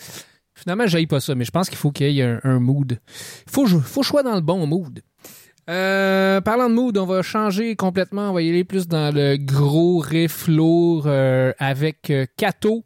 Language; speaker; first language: French; native; French